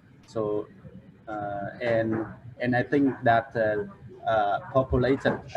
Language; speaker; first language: English; non-native, learner; Vietnamese